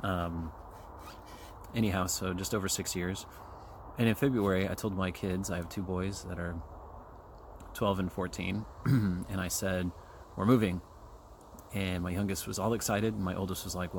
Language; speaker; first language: English; native; English